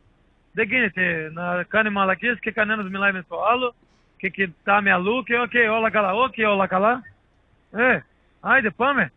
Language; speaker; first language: Greek; non-native, learner; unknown